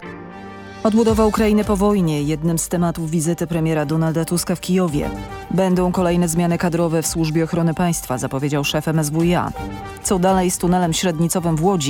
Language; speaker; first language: Polish; native; Polish